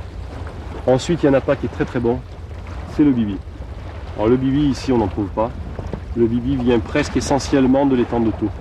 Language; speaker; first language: French; native; French